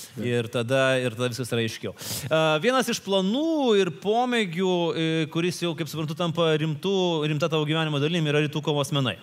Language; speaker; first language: Lithuanian; native; Lithuanian